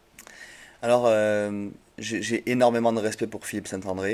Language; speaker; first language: French; native; French